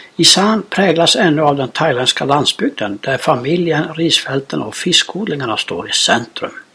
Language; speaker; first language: Swedish; native; Swedish